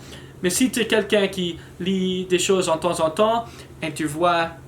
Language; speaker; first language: French; non-native, learner; English